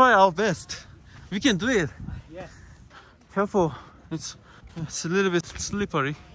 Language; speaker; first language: English; non-native, learner; Korean